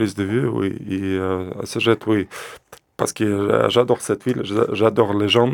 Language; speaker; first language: French; non-native, learner; Russian